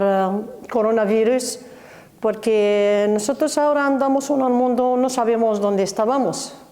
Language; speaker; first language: Spanish; non-native, learner; Arabic